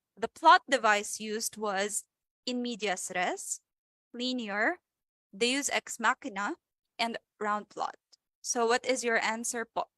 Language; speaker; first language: English; non-native, local second language; Filipino